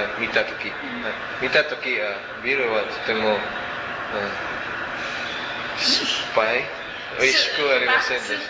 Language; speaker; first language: Japanese; non-native, learner; Cebuano